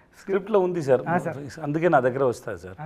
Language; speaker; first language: Telugu; non-native, learner; Tamil